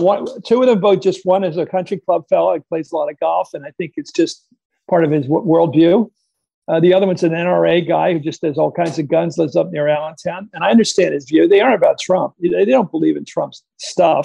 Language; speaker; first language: English; native; English